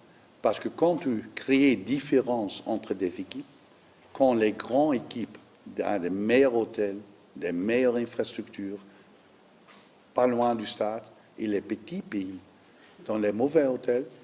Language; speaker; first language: French; non-native, learner; Dutch